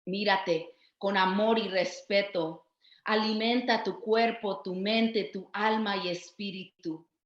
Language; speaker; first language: Spanish; early bilingual, other home language; English